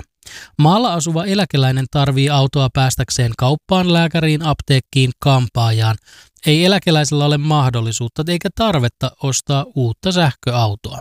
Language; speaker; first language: Finnish; native; Finnish